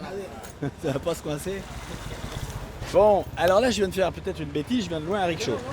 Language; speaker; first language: French; native; French